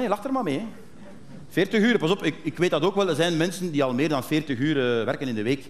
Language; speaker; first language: Dutch; native; Dutch